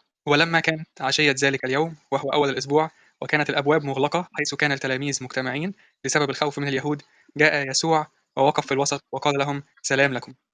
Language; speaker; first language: Arabic; native; Arabic